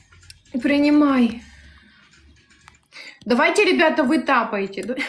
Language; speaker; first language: Russian; native; Russian